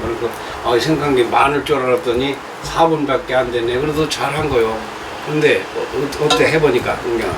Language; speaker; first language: Korean; native; Korean